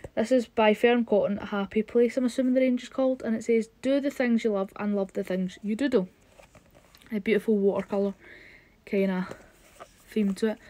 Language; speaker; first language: English; native; English